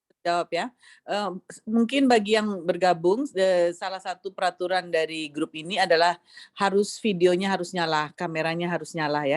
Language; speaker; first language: Indonesian; native; Indonesian